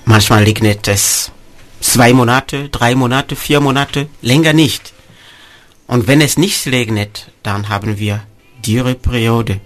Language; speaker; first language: German; non-native, fluent; Mossi